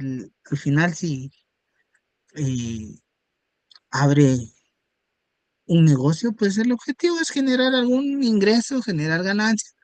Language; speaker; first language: Spanish; native; Spanish